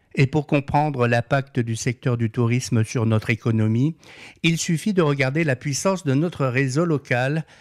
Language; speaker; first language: French; native; French